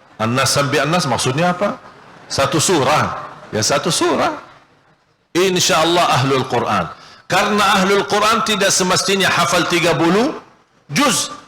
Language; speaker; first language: Malay; non-native, fluent; Arabic